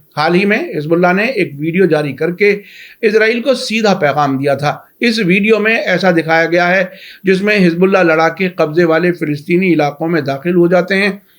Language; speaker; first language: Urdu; native; Urdu